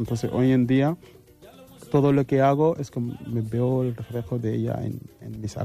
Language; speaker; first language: Spanish; non-native, fluent; Wolof